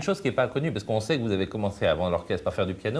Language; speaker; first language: French; native; French